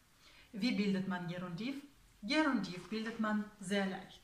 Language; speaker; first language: German; non-native, fluent; Russian